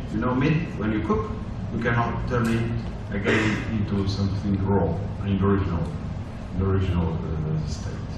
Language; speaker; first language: English; non-native, fluent; Portuguese